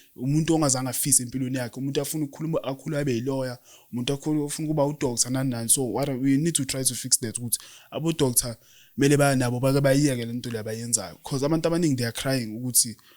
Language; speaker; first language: Zulu; native; Zulu